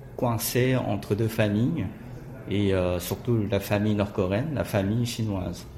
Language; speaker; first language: French; non-native, fluent; Korean